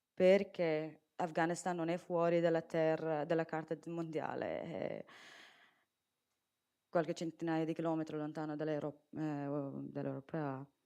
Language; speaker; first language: Italian; non-native, fluent; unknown